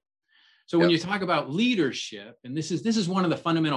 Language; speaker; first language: English; native; English